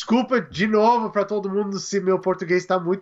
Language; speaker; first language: Portuguese; non-native, learner; English